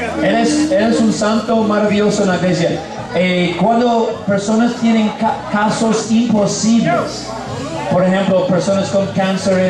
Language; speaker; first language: Spanish; non-native, learner; English